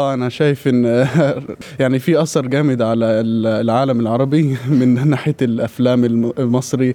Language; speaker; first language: Arabic; early bilingual, heritage; Arabic